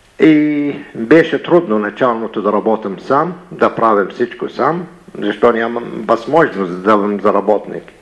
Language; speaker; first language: Bulgarian; non-native, learner; Arabic